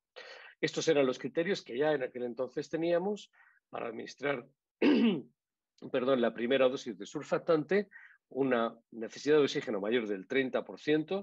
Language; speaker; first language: Spanish; native; Spanish